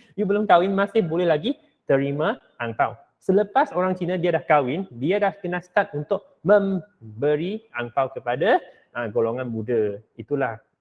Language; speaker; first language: Malay; non-native, local second language; Min Nan Chinese